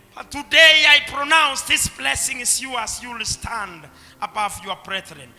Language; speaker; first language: English; non-native, local second language; Swahili